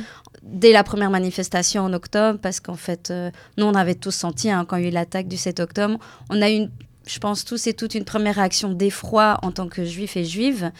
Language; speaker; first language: French; native; French